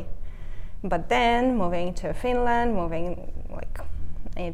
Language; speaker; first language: English; non-native, fluent; Russian